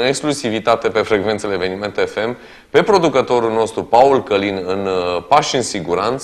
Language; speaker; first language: Romanian; native; Romanian